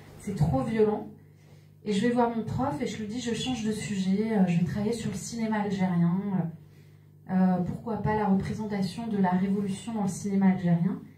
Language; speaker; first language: French; native; French